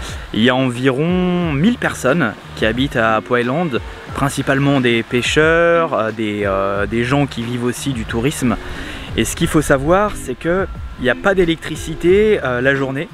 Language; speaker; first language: French; native; French